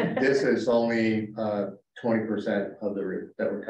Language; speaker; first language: English; native; English